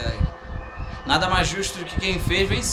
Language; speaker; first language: Portuguese; native; Portuguese